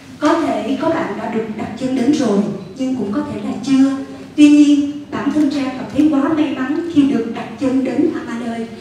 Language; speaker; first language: Vietnamese; native; Vietnamese